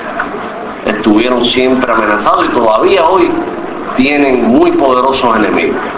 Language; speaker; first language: Spanish; native; Spanish